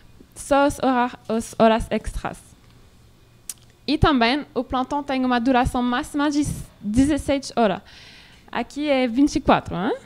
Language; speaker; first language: Portuguese; non-native, learner; French